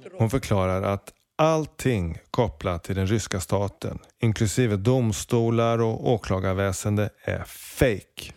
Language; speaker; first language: Swedish; native; Swedish